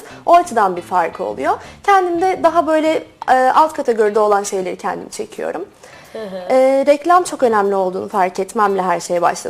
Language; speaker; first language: Turkish; native; Turkish